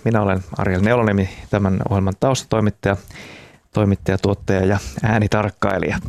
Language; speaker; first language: Finnish; native; Finnish